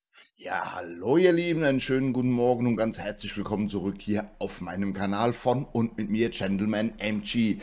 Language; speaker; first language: German; native; German